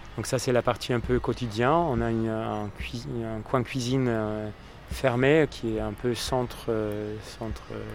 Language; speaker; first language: French; non-native, fluent; Polish